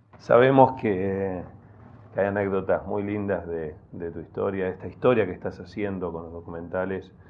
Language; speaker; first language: Spanish; native; Spanish